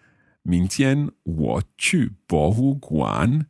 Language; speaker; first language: Chinese; non-native, learner; English